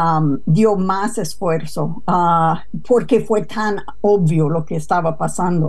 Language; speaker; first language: Spanish; non-native, fluent; English